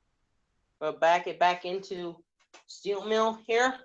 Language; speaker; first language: English; native; English